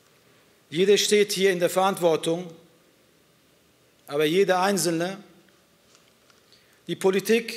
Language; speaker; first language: German; early bilingual, other home language; Turkish